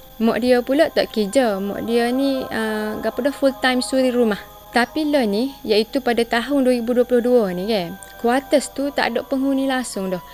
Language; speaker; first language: Malay; native; Malay